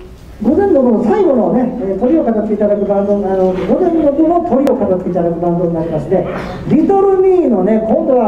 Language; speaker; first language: Japanese; native; Japanese